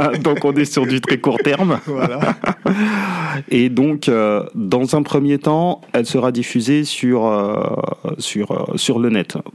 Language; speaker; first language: French; native; French